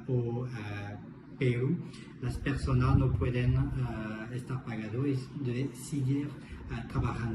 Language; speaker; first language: Spanish; non-native, fluent; French